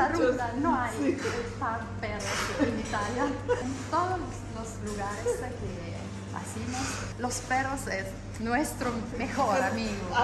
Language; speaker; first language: Spanish; non-native, fluent; Italian